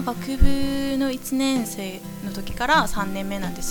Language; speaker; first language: Japanese; non-native, fluent; Korean